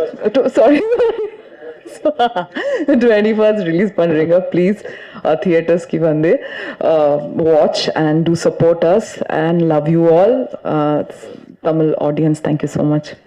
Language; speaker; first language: Tamil; non-native, learner; Malayalam